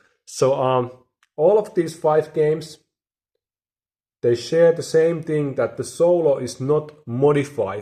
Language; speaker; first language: English; non-native, fluent; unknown